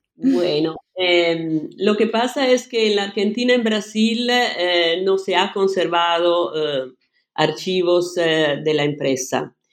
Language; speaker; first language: Spanish; non-native, fluent; Italian